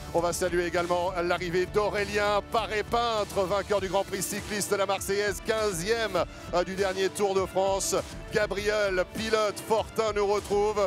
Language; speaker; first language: French; native; French